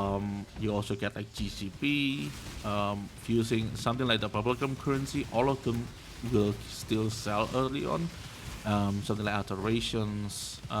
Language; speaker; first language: English; non-native, fluent; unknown